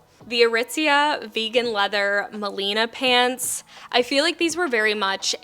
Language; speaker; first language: English; native; English